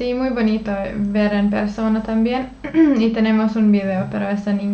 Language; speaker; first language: Spanish; non-native, learner; Finnish